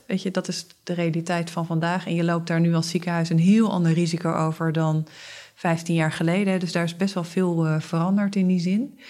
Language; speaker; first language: Dutch; native; Dutch